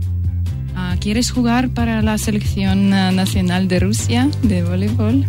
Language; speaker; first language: Spanish; non-native, learner; Russian